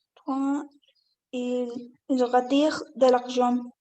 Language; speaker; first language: French; non-native, learner; Spanish